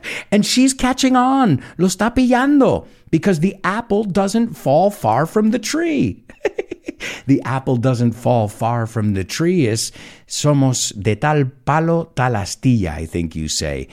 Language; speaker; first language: English; early bilingual, other home language; Spanish